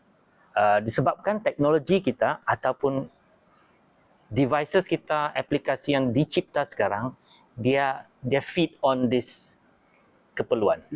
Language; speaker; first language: Malay; native; Malay